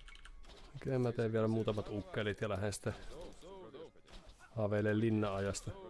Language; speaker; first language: Finnish; native; Finnish